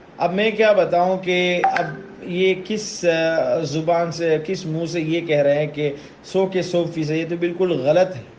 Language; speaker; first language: Urdu; non-native, fluent; Tamil